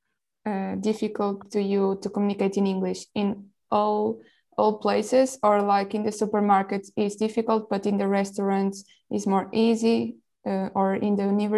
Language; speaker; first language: English; non-native, local second language; Portuguese